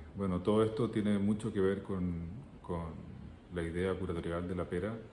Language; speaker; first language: Spanish; native; Spanish